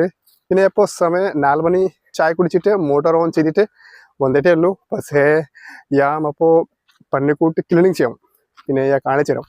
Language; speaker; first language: Malayalam; non-native, local second language; Hindi